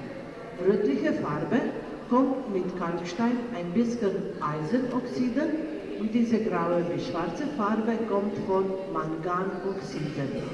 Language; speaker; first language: German; non-native, fluent; Slovenian